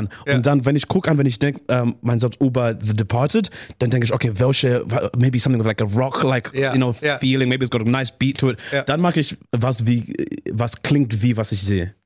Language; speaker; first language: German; non-native, learner; English